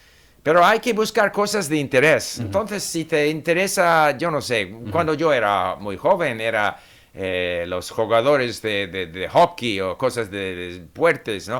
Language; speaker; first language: Spanish; non-native, fluent; English